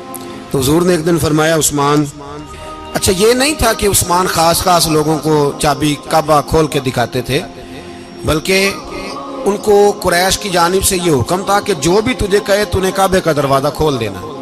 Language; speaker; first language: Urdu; non-native, local second language; Punjabi